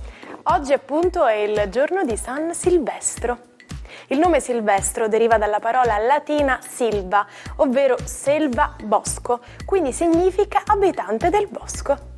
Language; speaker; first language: Italian; native; Italian